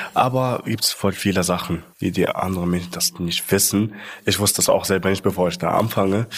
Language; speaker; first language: German; non-native, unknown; Arabic